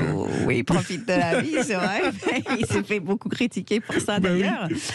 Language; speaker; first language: French; non-native, fluent; English